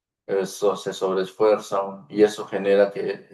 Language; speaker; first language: Spanish; native; Spanish